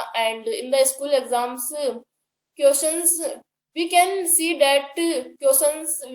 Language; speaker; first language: English; non-native, learner; Hindi